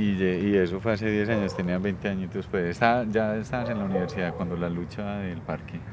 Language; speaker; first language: Spanish; native; Spanish